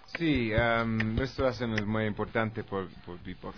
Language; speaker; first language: Spanish; non-native, learner; English